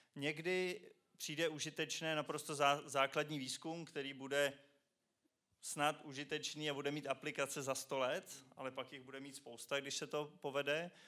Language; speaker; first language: Czech; native; Czech